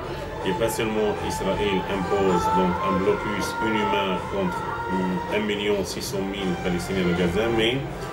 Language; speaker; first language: French; non-native, fluent; Arabic